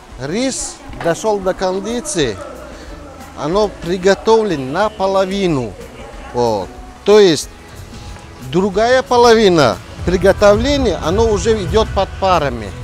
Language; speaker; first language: Russian; non-native, local second language; Tajik